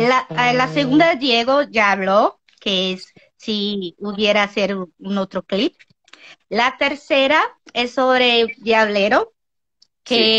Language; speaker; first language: Spanish; non-native, learner; Portuguese